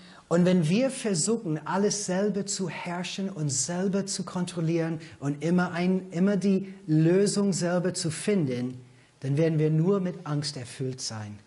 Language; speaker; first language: German; non-native, fluent; English